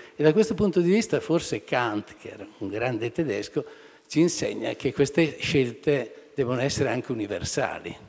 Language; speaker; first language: Italian; native; Italian